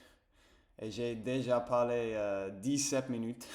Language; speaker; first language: French; non-native, fluent; English